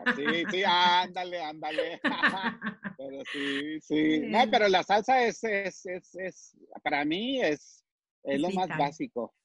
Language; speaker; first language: Spanish; early bilingual, heritage; Spanish